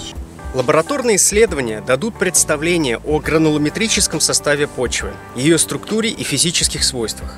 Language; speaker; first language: Russian; native; Russian